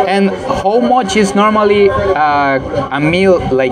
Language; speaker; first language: English; non-native, learner; Spanish